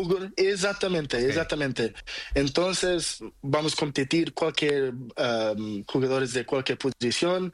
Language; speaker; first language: Spanish; non-native, learner; Portuguese